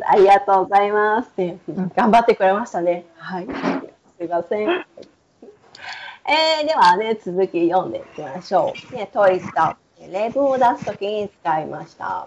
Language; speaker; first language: Japanese; native; Japanese